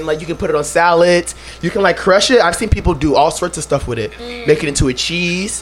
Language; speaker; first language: English; non-native, fluent; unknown